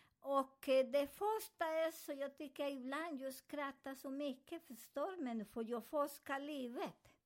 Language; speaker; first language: Swedish; non-native, fluent; Spanish